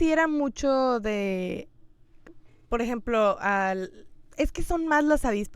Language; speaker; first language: Spanish; native; Spanish